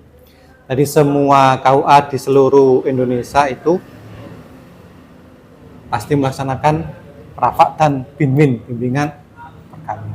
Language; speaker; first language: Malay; non-native, local second language; Javanese